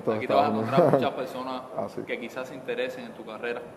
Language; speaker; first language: Spanish; native; Spanish